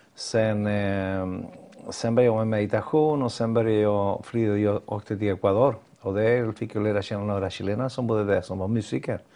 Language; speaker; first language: Swedish; non-native, fluent; Spanish